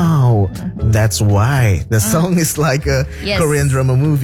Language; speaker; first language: English; non-native, fluent; Indonesian